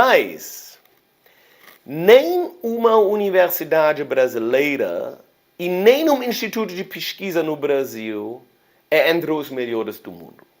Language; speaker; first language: Portuguese; non-native, fluent; German